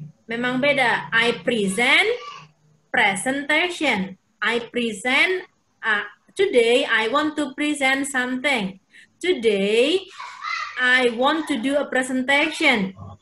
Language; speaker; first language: English; non-native, fluent; Indonesian